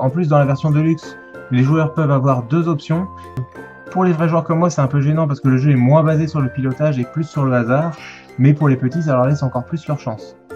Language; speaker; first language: French; native; French